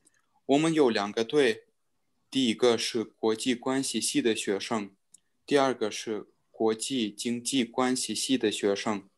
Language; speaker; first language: Chinese; non-native, learner; Russian